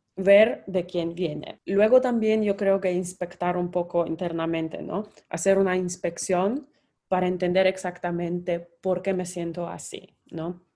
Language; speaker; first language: Spanish; non-native, fluent; Polish